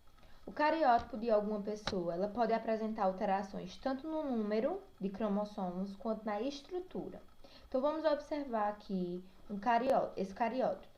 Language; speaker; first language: Portuguese; native; Portuguese